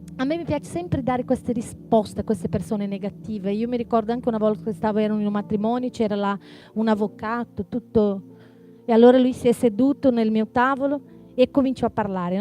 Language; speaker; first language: Italian; non-native, fluent; Portuguese